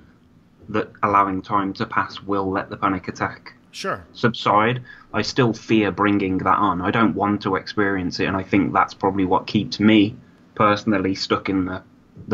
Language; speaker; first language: English; native; English